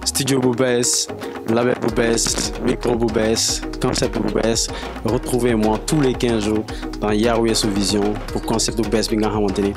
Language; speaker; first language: French; non-native, local second language; Wolof